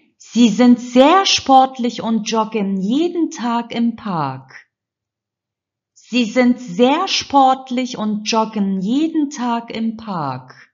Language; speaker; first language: German; non-native, fluent; Turkish